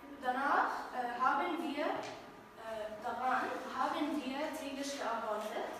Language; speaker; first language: German; non-native, learner; Arabic